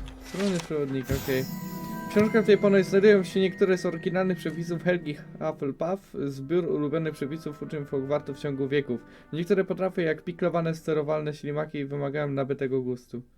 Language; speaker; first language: Polish; native; Polish